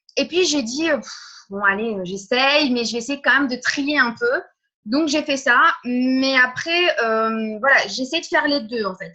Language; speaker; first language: French; early bilingual, other home language; Portuguese